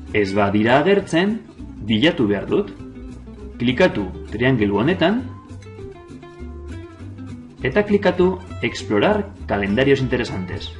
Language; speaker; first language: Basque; non-native, local second language; Spanish